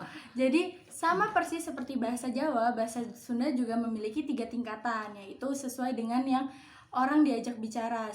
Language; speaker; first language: Indonesian; non-native, local second language; Javanese